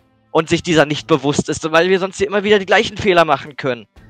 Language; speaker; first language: German; native; German